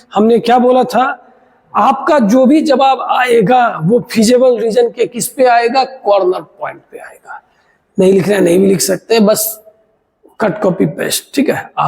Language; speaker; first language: Hindi; native; Hindi